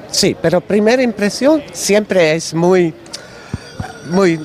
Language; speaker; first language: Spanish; non-native, learner; Dutch